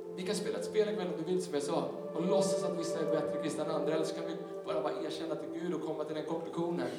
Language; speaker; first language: Swedish; native; Swedish